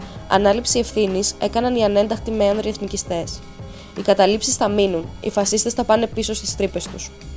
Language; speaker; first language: Greek; native; Greek